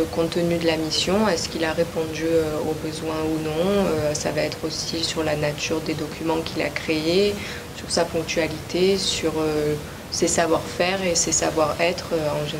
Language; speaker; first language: French; native; French